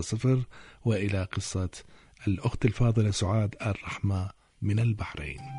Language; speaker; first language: Arabic; native; Arabic